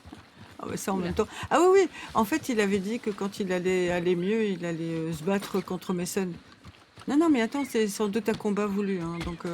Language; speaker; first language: French; native; French